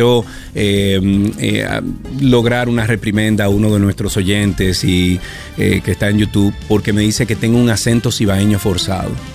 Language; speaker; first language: Spanish; native; Spanish